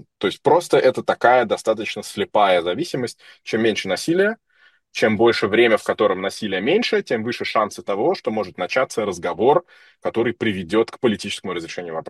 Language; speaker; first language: Russian; native; Russian